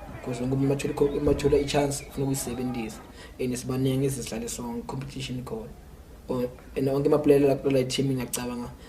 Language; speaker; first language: Zulu; non-native, local second language; Swati